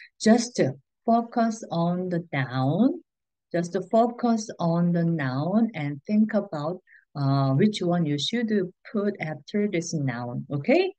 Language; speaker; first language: English; non-native, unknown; Korean